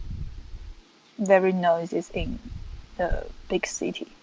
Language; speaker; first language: English; non-native, learner; Chinese